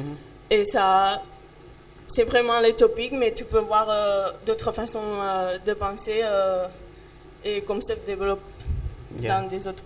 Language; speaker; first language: French; non-native, fluent; Catalan